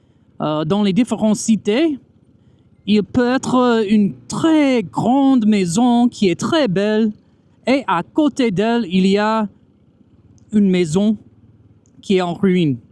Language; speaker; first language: French; non-native, fluent; English